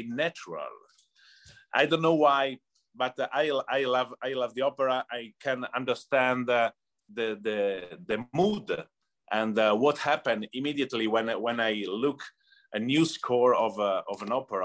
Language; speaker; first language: English; non-native, learner; Italian